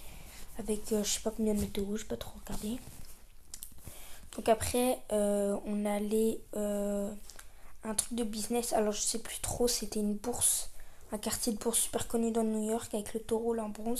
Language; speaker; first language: French; native; French